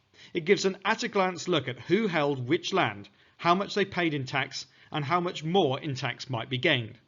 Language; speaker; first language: English; native; English